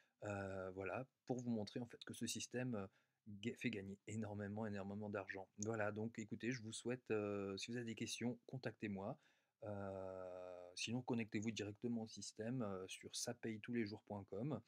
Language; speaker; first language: French; native; French